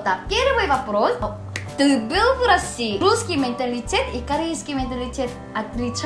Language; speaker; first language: Russian; non-native, learner; Korean